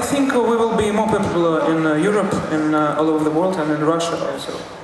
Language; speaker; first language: English; non-native, fluent; Russian